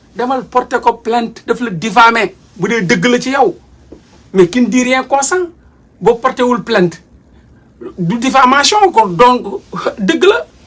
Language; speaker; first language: Wolof; native; Wolof